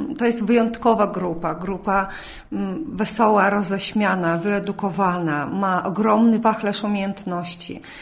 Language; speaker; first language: Polish; early bilingual, heritage; Polish